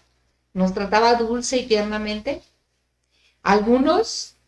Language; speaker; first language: Spanish; native; Spanish